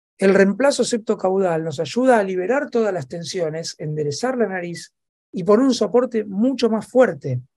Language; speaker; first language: Spanish; native; Spanish